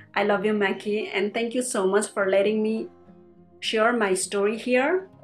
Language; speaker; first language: English; non-native, fluent; Nepali